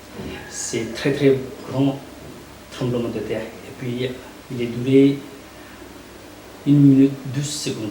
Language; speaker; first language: French; non-native, learner; Nepali